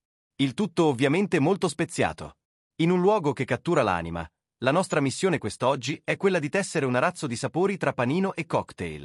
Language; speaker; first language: Italian; native; Italian